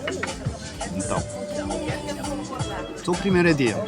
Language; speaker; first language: Portuguese; non-native, learner; English